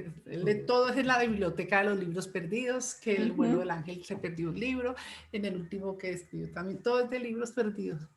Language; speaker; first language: Spanish; native; Spanish